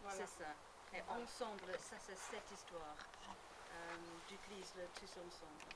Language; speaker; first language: French; non-native, learner; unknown